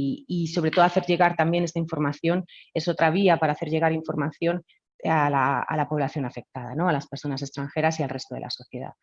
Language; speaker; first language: Spanish; native; Spanish